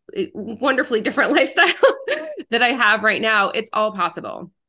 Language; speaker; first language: English; early bilingual, other home language; French